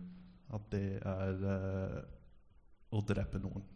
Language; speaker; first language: Norwegian; non-native, fluent; English